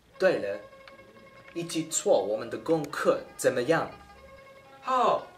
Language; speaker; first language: Chinese; non-native, learner; English